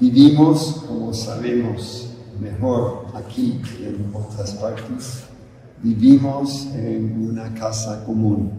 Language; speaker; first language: Spanish; non-native, fluent; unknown